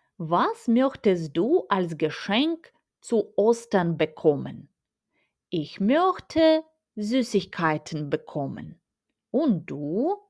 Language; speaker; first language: German; non-native, fluent; Ukrainian